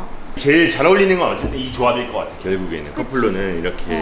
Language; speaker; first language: Korean; native; Korean